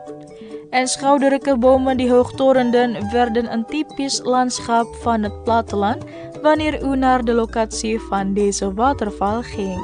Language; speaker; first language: Dutch; non-native, fluent; Indonesian